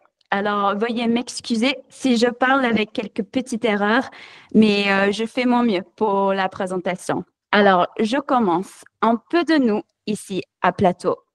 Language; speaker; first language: French; non-native, fluent; English